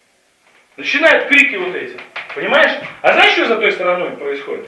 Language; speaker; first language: Russian; native; Russian